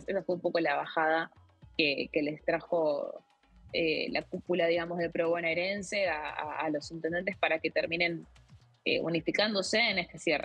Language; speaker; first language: Spanish; native; Spanish